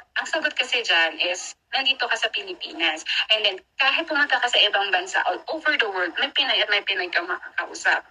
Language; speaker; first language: Filipino; native; Filipino